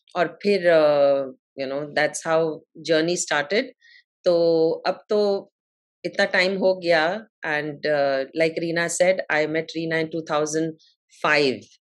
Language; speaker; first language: Hindi; native; Hindi